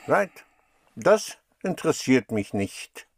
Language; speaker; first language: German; non-native, fluent; English